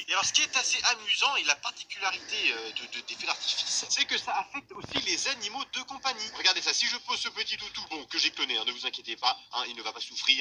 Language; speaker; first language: French; native; French